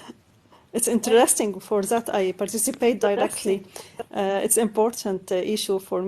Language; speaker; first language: English; non-native, learner; Arabic